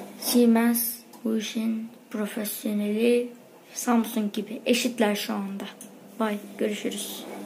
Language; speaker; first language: Turkish; native; Turkish